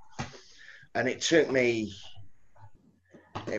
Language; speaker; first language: English; native; English